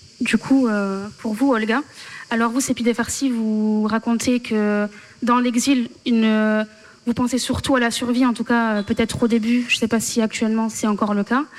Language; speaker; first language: French; native; French